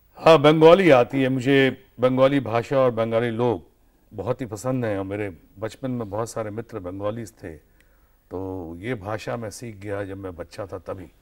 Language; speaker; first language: Hindi; native; Hindi